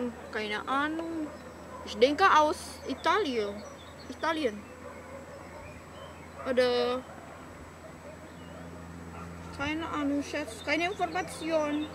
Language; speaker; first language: German; non-native, learner; Indonesian